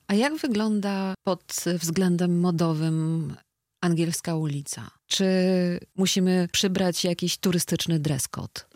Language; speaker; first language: Polish; native; Polish